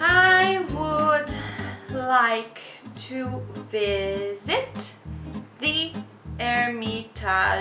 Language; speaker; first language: English; non-native, fluent; Italian